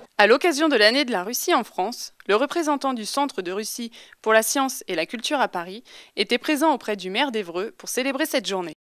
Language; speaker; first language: French; native; French